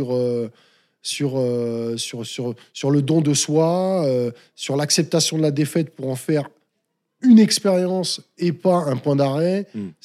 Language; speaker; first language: French; native; French